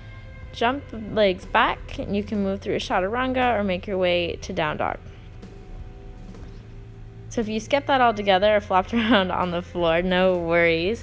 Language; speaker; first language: English; native; English